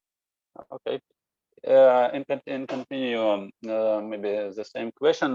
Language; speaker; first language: English; non-native, learner; Russian